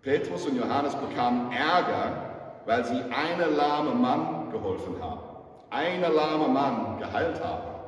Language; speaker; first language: German; non-native, fluent; English